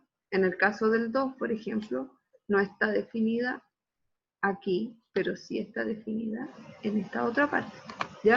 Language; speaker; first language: Spanish; native; Spanish